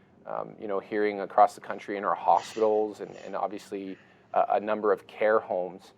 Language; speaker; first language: English; native; English